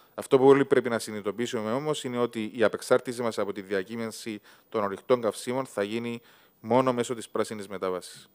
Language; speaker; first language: Greek; native; Greek